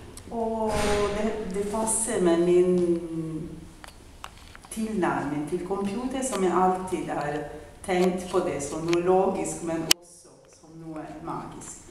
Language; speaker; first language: Norwegian; non-native, fluent; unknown